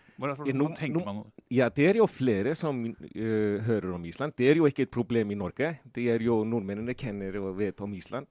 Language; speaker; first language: Norwegian; non-native, fluent; Icelandic